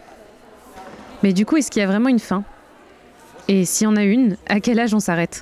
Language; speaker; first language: French; native; French